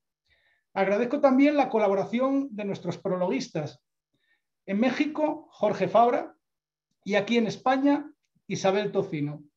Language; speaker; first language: Spanish; native; Spanish